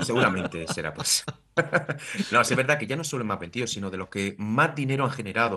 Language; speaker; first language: Spanish; native; Spanish